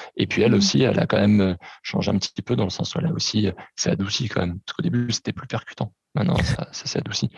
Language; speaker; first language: French; early bilingual, other home language; Portuguese